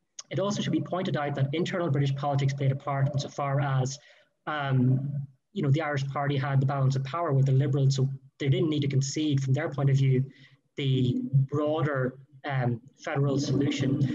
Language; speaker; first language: English; native; English